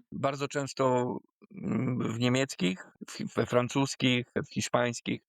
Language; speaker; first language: Polish; native; Polish